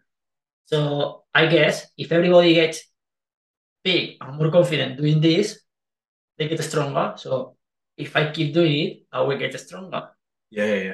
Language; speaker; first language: English; non-native, fluent; Spanish